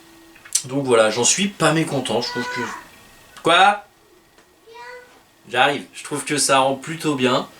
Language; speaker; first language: French; native; French